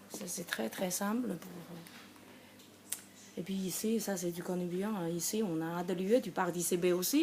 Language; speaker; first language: French; non-native, learner; Chinese